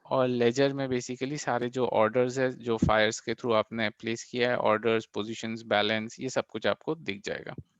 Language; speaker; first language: Hindi; non-native, local second language; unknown